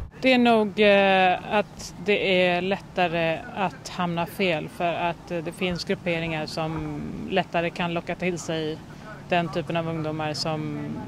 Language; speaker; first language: Swedish; native; Swedish